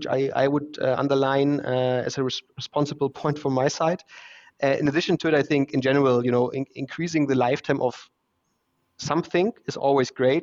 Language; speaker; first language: English; non-native, fluent; German